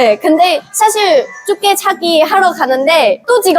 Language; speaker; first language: Korean; non-native, fluent; Chinese